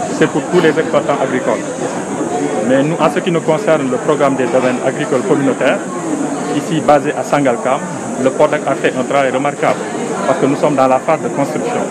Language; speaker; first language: French; non-native, local second language; Wolof